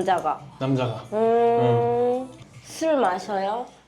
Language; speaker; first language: Korean; non-native, learner; Japanese